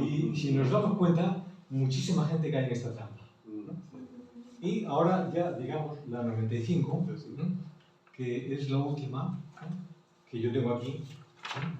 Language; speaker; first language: Spanish; native; Spanish